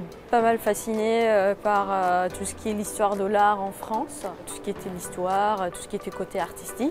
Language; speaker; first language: French; non-native, fluent; Persian